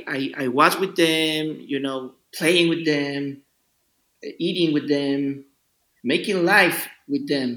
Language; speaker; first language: English; non-native, learner; Spanish